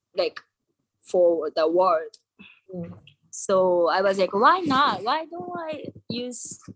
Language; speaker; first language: English; non-native, learner; Japanese